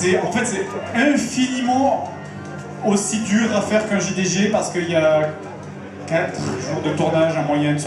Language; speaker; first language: French; native; French